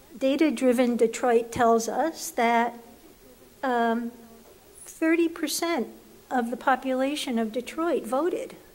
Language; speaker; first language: English; native; English